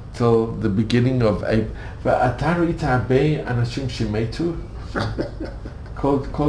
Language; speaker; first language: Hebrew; non-native, fluent; English